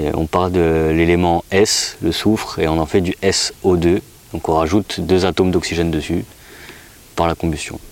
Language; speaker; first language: French; native; French